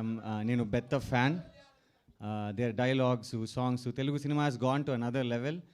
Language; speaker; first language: Telugu; non-native, learner; Tamil